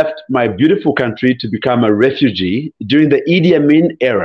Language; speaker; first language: English; non-native, local second language; Ganda